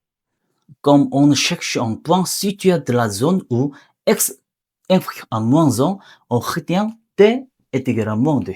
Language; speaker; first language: French; non-native, learner; Korean